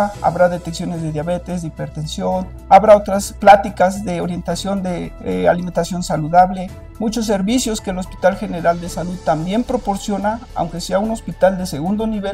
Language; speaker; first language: Spanish; native; Spanish